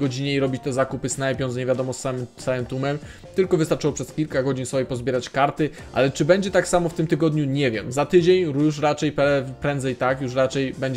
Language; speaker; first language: Polish; native; Polish